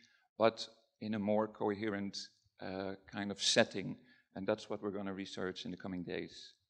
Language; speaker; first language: English; non-native, fluent; Dutch